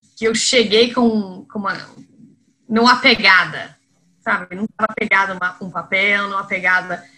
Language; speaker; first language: Portuguese; non-native, fluent; English